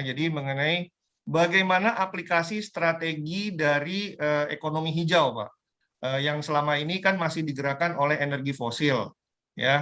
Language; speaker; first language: Indonesian; native; Indonesian